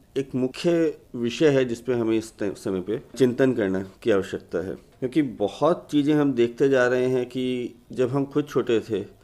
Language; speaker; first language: Hindi; native; Hindi